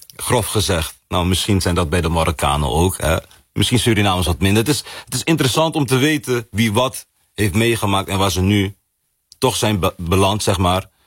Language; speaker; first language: Dutch; early bilingual, other home language; Papiamento